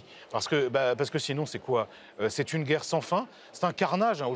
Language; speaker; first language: French; native; French